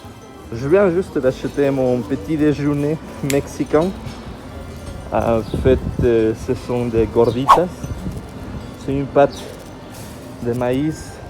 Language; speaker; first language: French; non-native, fluent; Spanish